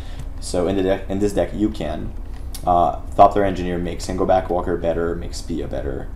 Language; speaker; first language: English; non-native, local second language; French